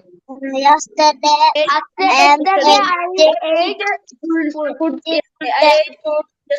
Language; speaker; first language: English; non-native, learner; Malayalam